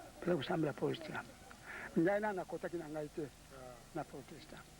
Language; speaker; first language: Lingala; non-native, local second language; Kongo